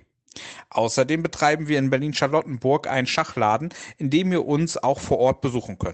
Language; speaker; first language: German; native; German